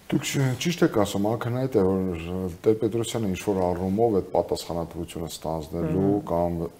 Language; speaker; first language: Armenian; native; Armenian